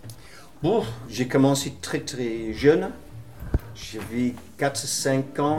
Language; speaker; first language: French; non-native, fluent; English